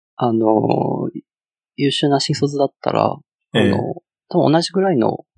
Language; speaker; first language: Japanese; non-native, fluent; Chinese